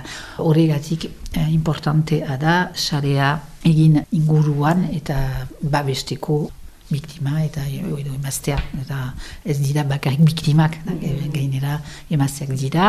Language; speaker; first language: Basque; non-native, local second language; French